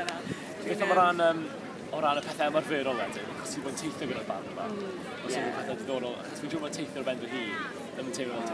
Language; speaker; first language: Welsh; native; Welsh